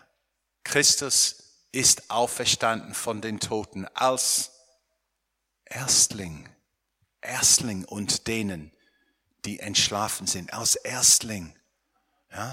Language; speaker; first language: German; non-native, fluent; English